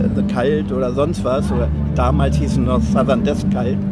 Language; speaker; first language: German; native; German